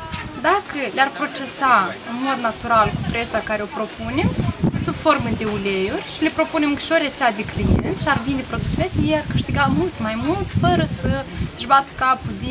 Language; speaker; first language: Romanian; native; Romanian